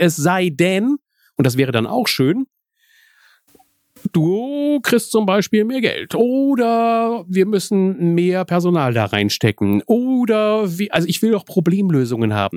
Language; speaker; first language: German; native; German